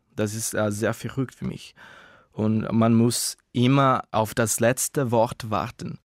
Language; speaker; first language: German; non-native, fluent; Portuguese